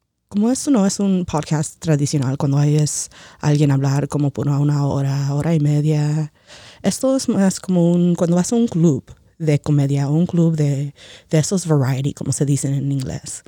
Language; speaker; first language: Spanish; early bilingual, heritage; Spanish